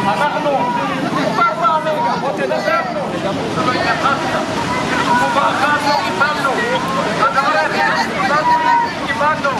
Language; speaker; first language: Hebrew; non-native, fluent; Amharic